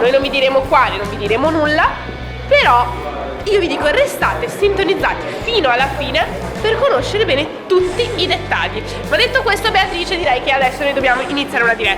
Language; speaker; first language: Italian; native; Italian